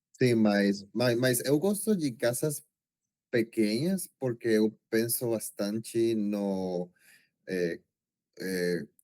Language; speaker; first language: Portuguese; non-native, learner; Spanish